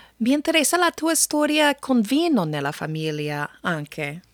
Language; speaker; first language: Italian; non-native, learner; English